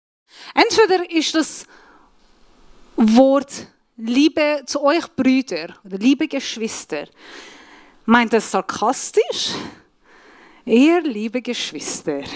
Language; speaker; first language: German; non-native, fluent; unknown